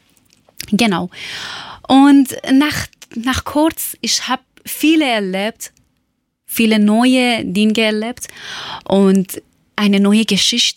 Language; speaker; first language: German; non-native, learner; Persian